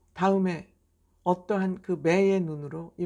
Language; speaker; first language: Korean; native; Korean